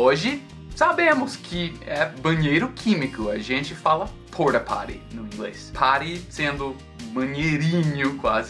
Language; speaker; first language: Portuguese; non-native, fluent; English